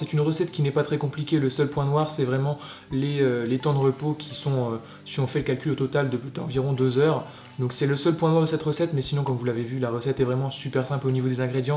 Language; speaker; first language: French; native; French